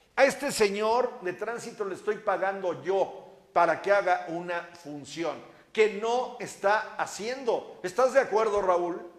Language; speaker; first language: Spanish; native; Spanish